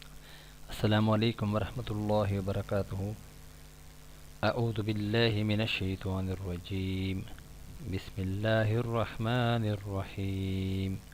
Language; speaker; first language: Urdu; native; Urdu